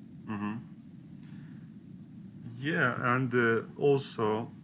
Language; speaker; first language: English; non-native, learner; Turkish